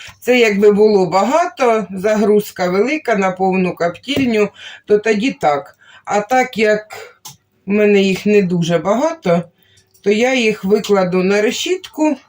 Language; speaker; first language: Ukrainian; non-native, local second language; Russian